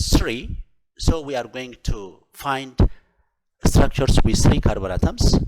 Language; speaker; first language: English; non-native, local second language; Amharic